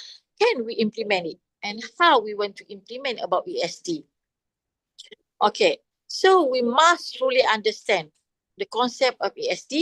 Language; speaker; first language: English; non-native, fluent; Indonesian